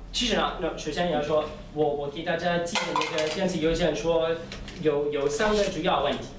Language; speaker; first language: Chinese; non-native, fluent; English